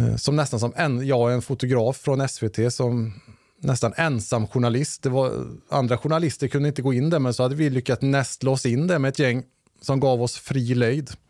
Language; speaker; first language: Swedish; native; Swedish